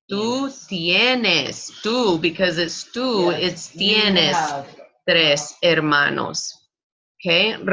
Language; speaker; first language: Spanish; non-native, fluent; English